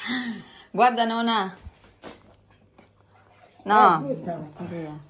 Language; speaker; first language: Italian; non-native, learner; Filipino